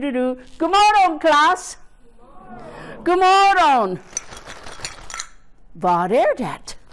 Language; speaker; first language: Swedish; non-native, fluent; English